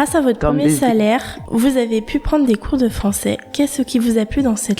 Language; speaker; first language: French; native; French